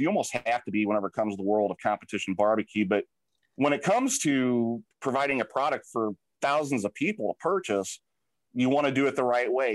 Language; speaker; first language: English; native; English